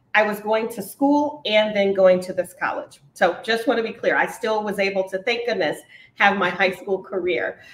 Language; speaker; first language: English; native; English